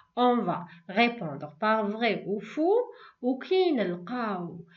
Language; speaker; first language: French; non-native, local second language; Arabic